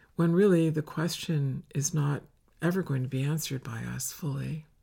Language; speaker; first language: English; native; English